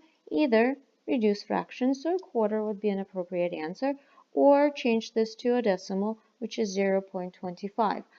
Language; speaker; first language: English; non-native, fluent; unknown